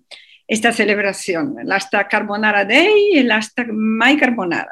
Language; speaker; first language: Spanish; non-native, fluent; Italian